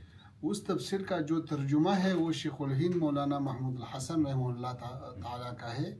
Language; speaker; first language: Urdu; non-native, fluent; Pashto